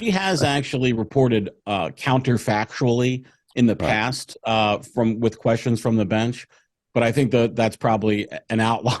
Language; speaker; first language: English; native; English